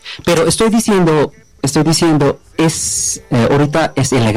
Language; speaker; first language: Spanish; non-native, learner; Bangla